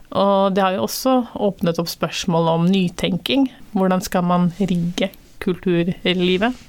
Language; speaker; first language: Norwegian; early bilingual, other home language; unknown